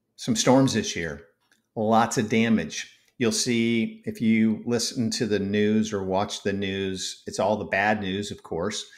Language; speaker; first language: English; native; English